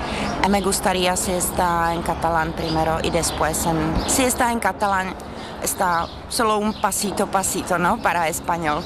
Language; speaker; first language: Spanish; non-native, fluent; Czech